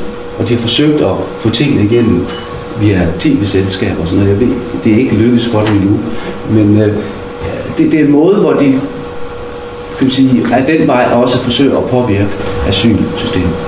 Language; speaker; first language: Danish; native; Danish